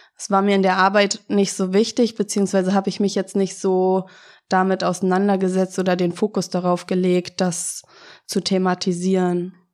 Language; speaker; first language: German; native; German